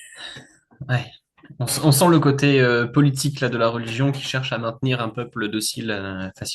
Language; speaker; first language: French; native; French